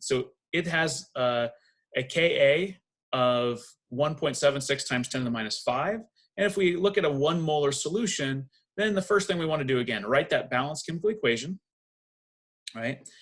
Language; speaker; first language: English; native; English